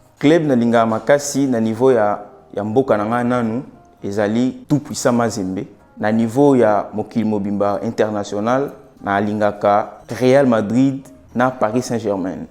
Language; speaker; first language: Lingala; non-native, local second language; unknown